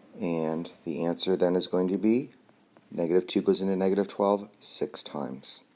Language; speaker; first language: English; native; English